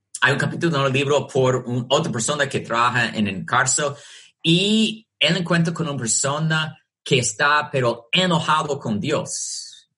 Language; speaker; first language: Spanish; non-native, fluent; English